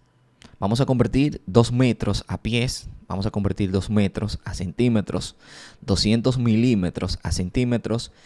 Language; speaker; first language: Spanish; native; Spanish